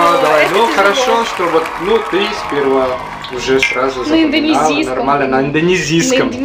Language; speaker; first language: Russian; non-native, fluent; Indonesian